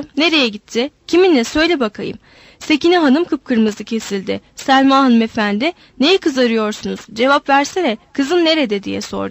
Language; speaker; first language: Turkish; native; Turkish